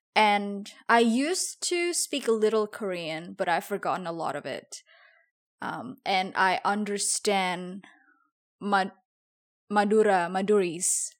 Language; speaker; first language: English; non-native, fluent; Javanese